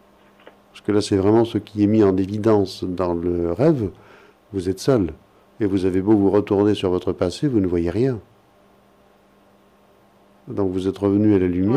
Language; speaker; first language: French; native; French